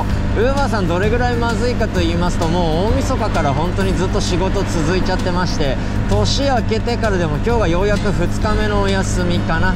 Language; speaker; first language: Japanese; native; Japanese